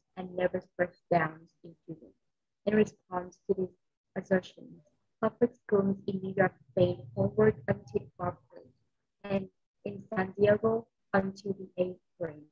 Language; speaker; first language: English; non-native, fluent; Vietnamese